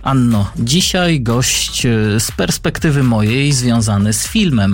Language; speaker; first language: Polish; native; Polish